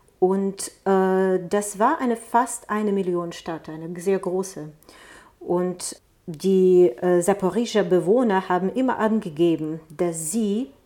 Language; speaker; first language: German; non-native, fluent; Ukrainian